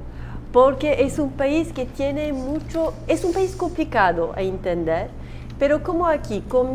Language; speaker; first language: Spanish; non-native, learner; Turkish